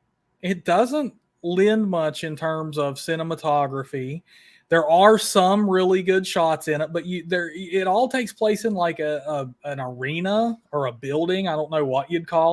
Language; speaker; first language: English; native; English